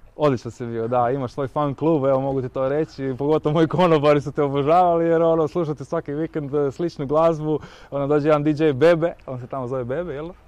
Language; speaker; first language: Croatian; native; Croatian